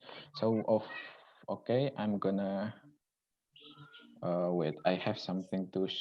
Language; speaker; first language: English; non-native, local second language; Indonesian